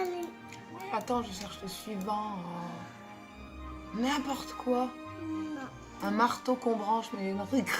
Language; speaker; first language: French; native; French